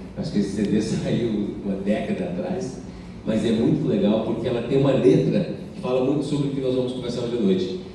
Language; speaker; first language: Portuguese; non-native, fluent; English